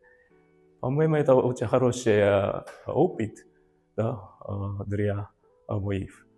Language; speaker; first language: Russian; non-native, fluent; Japanese